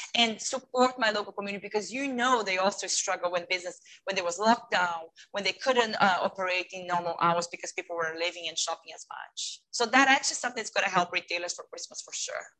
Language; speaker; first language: English; non-native, fluent; Portuguese